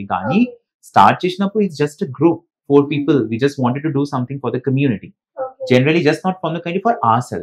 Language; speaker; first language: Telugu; non-native, fluent; Bangla